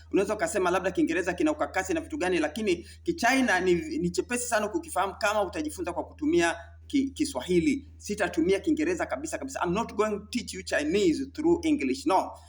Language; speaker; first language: Swahili; native; Swahili